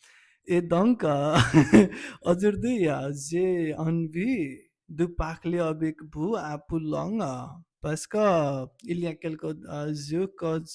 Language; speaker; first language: French; non-native, learner; Nepali